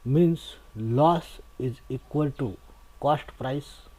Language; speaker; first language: English; non-native, local second language; Marathi